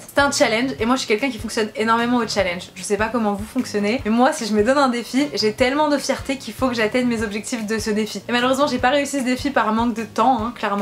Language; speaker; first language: French; native; French